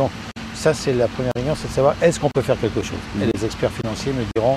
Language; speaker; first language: French; native; French